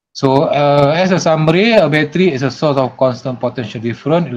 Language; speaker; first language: English; non-native, local second language; Malay